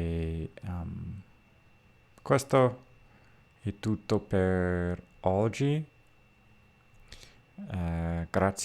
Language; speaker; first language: Italian; non-native, learner; English